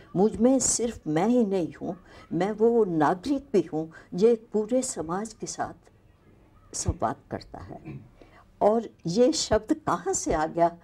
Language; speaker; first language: Urdu; non-native, local second language; Punjabi